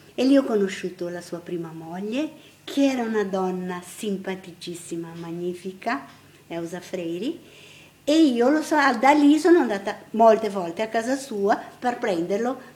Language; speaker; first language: Italian; non-native, fluent; Portuguese